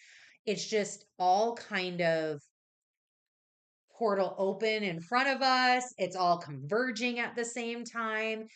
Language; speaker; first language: English; native; English